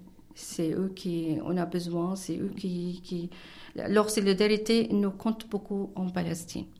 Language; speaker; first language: French; non-native, learner; Arabic